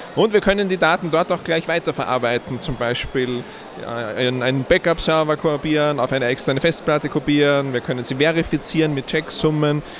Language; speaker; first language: German; native; German